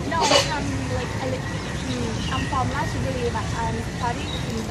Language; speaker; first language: English; non-native, learner; Thai